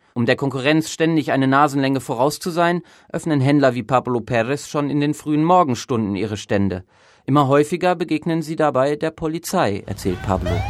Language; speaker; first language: German; native; German